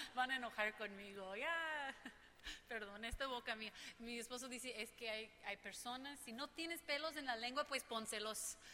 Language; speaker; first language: Spanish; non-native, fluent; English